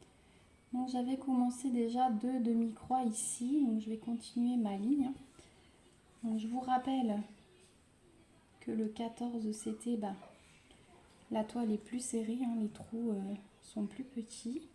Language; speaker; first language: French; native; French